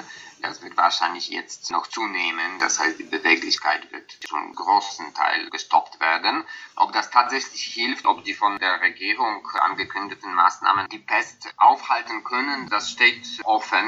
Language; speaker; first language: German; non-native, fluent; Polish